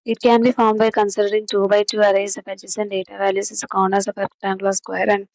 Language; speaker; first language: English; non-native, local second language; Malayalam